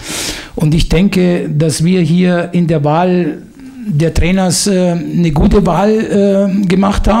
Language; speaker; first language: German; non-native, fluent; Italian